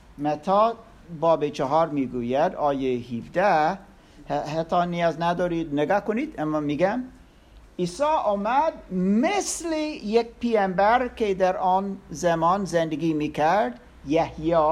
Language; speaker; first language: Persian; non-native, learner; English